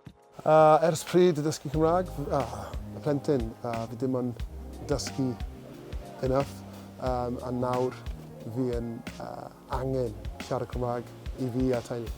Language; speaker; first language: Welsh; non-native, local second language; English